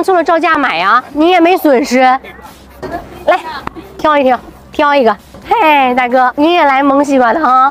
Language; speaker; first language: Chinese; native; Chinese